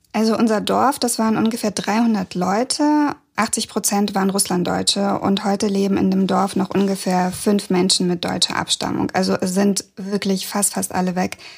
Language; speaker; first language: German; early bilingual, other home language; Russian